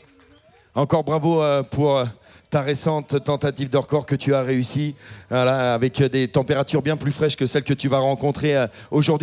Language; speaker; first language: French; native; French